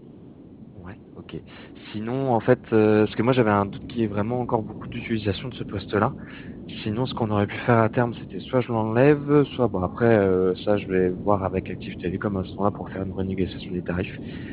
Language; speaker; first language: French; native; French